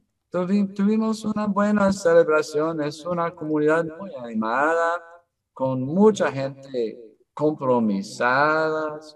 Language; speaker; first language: Spanish; non-native, fluent; English